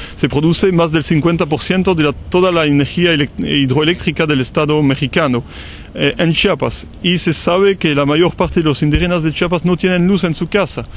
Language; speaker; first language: Spanish; non-native, fluent; French